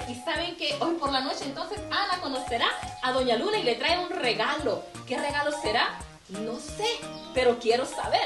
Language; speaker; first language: Spanish; native; Spanish